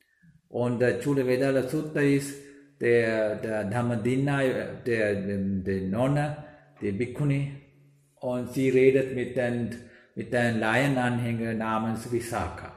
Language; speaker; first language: German; non-native, learner; Sinhala